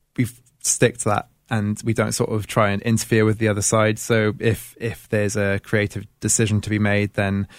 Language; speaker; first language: English; native; English